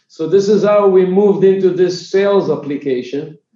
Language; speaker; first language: English; non-native, fluent; Hebrew